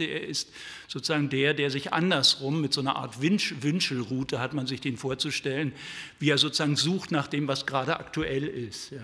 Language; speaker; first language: German; native; German